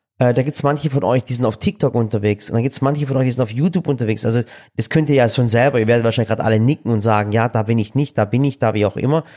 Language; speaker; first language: German; early bilingual, other home language; Turkish